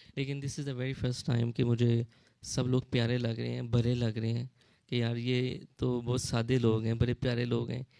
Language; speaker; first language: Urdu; early bilingual, heritage; Urdu